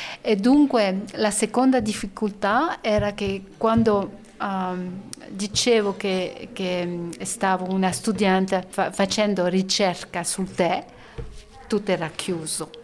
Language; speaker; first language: Italian; non-native, learner; French